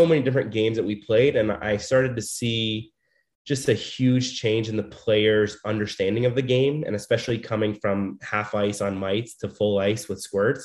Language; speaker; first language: English; native; English